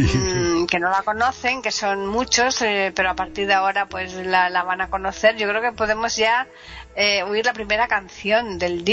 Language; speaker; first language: Spanish; native; Spanish